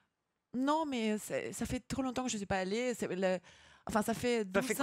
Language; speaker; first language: French; non-native, fluent; Spanish